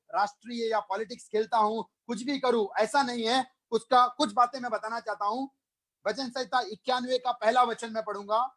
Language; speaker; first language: Hindi; non-native, local second language; Malayalam